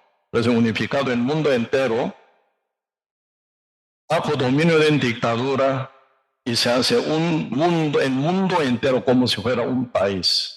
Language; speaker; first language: Spanish; non-native, learner; Korean